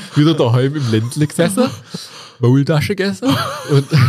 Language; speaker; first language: German; native; German